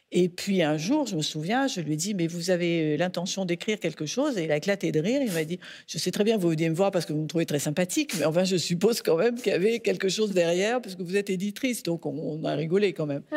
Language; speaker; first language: French; native; French